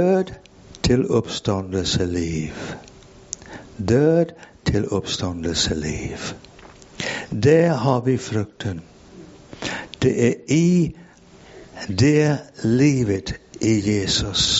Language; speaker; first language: Swedish; non-native, fluent; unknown